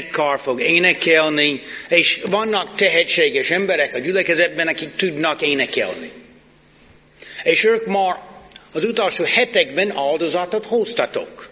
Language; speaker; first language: Hungarian; non-native, fluent; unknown